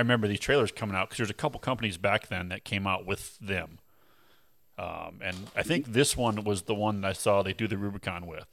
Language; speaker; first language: English; native; English